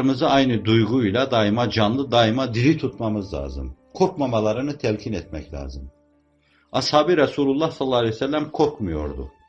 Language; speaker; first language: Turkish; native; Turkish